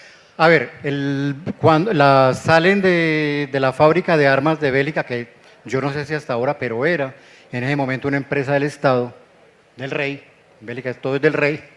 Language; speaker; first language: Spanish; native; Spanish